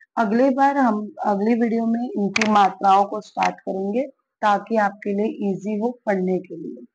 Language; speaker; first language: Hindi; native; Hindi